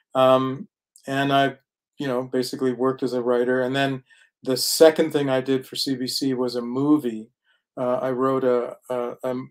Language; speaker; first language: English; native; English